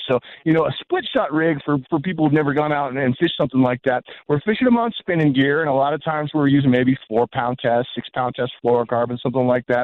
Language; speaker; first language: English; native; English